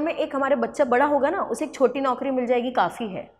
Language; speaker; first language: Hindi; native; Hindi